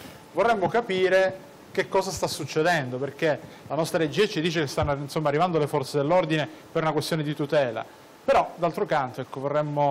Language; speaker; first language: Italian; native; Italian